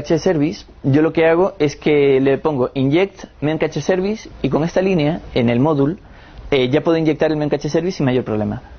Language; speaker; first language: Spanish; native; Spanish